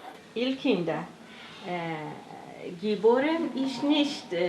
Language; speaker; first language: German; non-native, learner; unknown